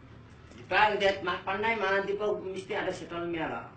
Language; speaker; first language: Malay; non-native, learner; Nepali